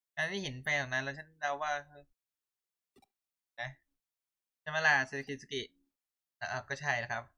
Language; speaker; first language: Thai; native; Thai